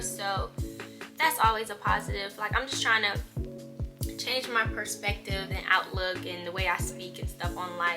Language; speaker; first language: English; native; English